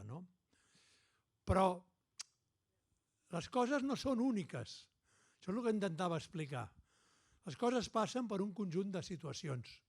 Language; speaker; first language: Catalan; native; Catalan